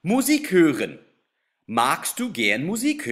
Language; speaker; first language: German; non-native, fluent; English